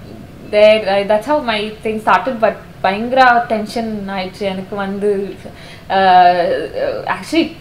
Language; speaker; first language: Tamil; non-native, fluent; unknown